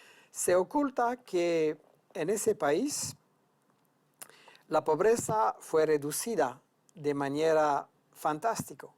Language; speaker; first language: Spanish; non-native, fluent; French